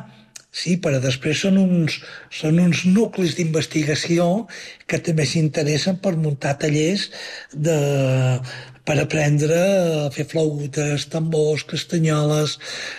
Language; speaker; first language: Catalan; native; Catalan